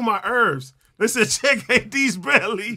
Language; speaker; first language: English; native; English